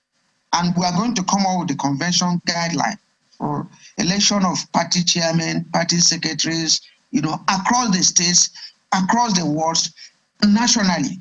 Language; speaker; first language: English; non-native, local second language; Igbo